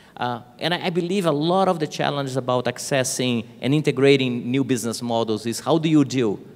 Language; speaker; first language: English; non-native, fluent; Portuguese